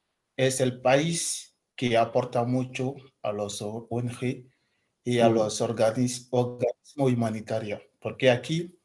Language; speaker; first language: Spanish; non-native, learner; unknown